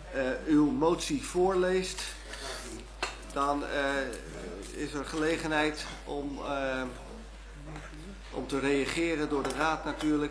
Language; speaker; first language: Dutch; native; Dutch